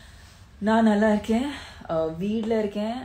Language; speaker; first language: Tamil; non-native, learner; Hindi